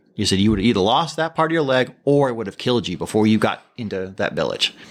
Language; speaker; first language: English; native; English